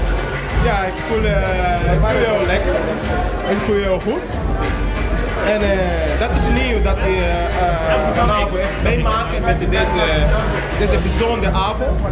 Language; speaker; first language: Dutch; non-native, learner; Portuguese